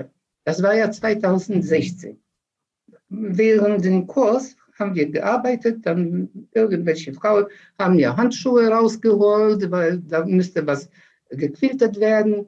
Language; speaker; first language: German; non-native, fluent; Polish